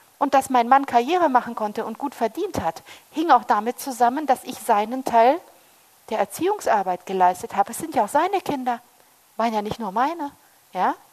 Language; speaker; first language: German; early bilingual, heritage; German